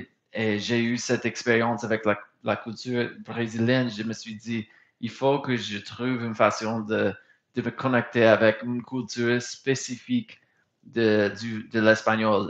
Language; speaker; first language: French; non-native, fluent; English